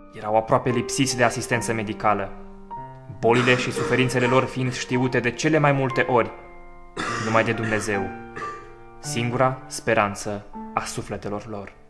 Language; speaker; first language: Romanian; native; Romanian